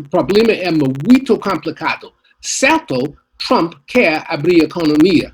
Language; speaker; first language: Portuguese; non-native, learner; English